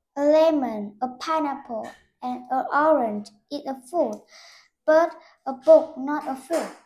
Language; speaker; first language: English; non-native, learner; Vietnamese